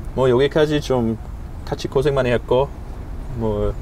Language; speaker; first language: Korean; non-native, fluent; English